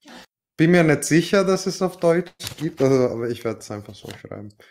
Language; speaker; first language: German; non-native, fluent; Italian